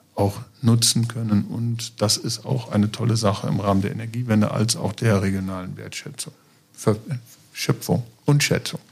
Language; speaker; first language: German; native; German